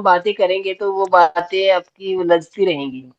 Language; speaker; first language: Hindi; native; Hindi